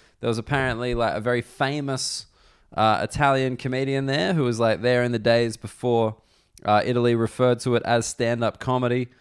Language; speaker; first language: English; native; English